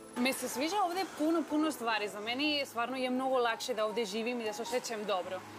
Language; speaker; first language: Serbian; non-native, learner; Spanish